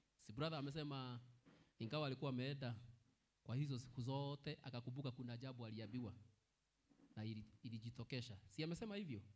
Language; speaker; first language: Swahili; non-native, local second language; Kikuyu